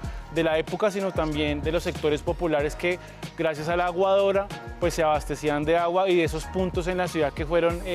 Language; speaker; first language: Spanish; native; Spanish